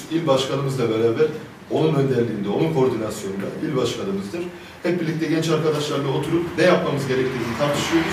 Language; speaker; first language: Turkish; native; Turkish